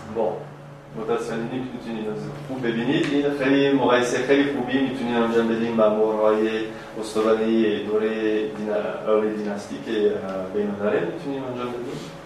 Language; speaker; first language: Persian; non-native, fluent; French